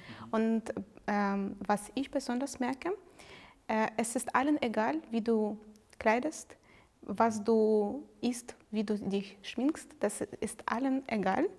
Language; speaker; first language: German; non-native, fluent; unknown